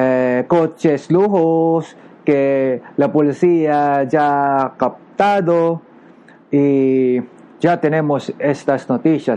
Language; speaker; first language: Spanish; non-native, learner; Filipino